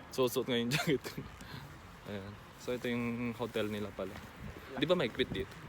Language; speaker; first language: Filipino; non-native, local second language; Iloko